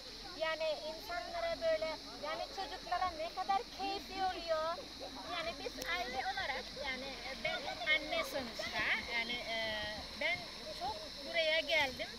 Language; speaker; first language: Turkish; non-native, learner; Indonesian